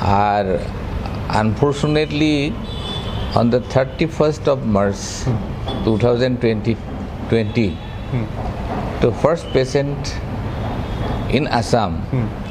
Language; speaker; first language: English; non-native, local second language; Assamese